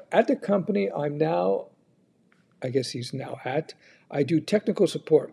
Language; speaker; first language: English; native; English